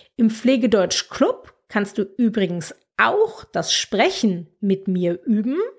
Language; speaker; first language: German; native; German